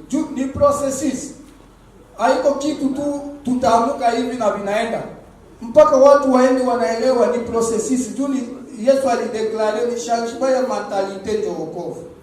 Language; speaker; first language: Swahili; native; Swahili